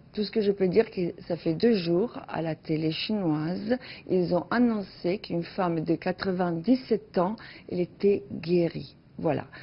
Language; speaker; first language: French; non-native, fluent; Italian